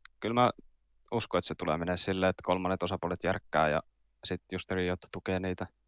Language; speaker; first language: Finnish; native; Finnish